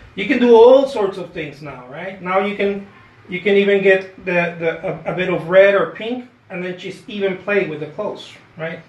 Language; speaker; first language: English; non-native, fluent; Spanish